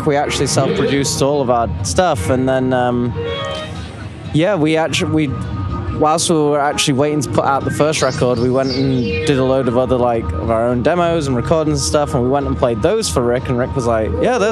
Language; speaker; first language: English; native; English